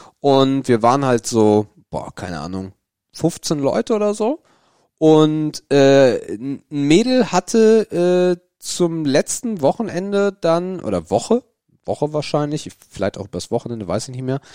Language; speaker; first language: German; native; German